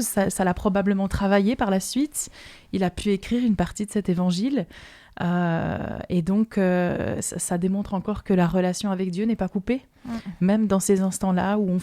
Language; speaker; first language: French; native; French